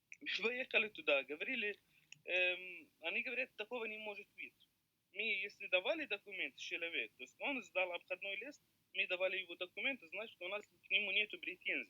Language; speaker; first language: Russian; non-native, learner; Arabic